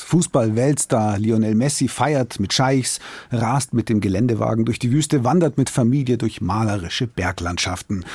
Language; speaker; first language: German; native; German